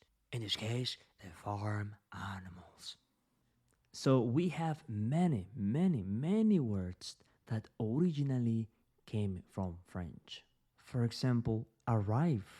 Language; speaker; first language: English; non-native, fluent; Spanish